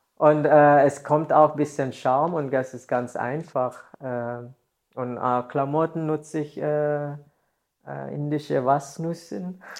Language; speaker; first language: German; non-native, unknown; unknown